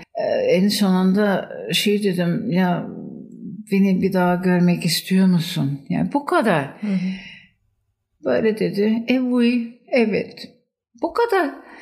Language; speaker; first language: Turkish; non-native, fluent; German